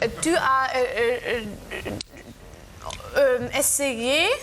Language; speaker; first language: French; non-native, learner; German